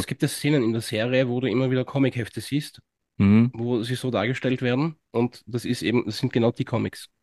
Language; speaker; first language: German; native; German